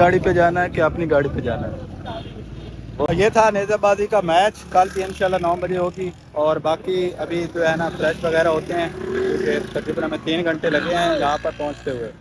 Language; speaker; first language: Urdu; non-native, local second language; Punjabi